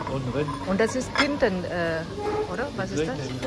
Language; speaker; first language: German; non-native, learner; Vietnamese